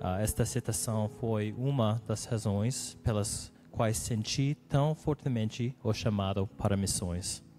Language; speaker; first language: Portuguese; non-native, learner; English